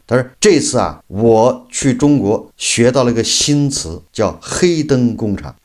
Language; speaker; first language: Chinese; native; Chinese